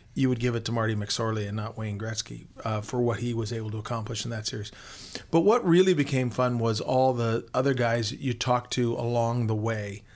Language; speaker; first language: English; native; English